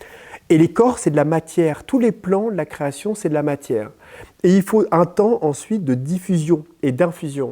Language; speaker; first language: French; native; French